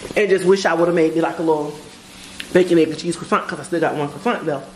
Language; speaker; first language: English; native; English